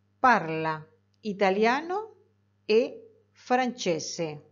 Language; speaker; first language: Italian; non-native, fluent; Spanish